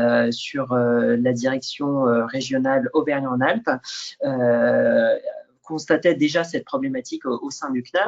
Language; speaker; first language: French; native; French